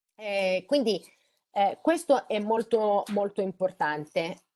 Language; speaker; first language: Italian; non-native, fluent; Greek